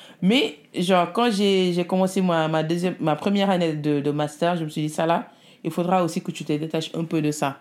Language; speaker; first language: French; non-native, local second language; Wolof